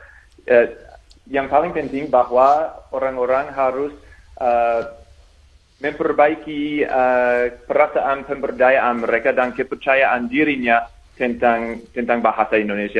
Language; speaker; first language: Indonesian; non-native, fluent; English